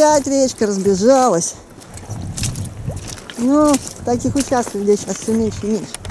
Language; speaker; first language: Russian; native; Russian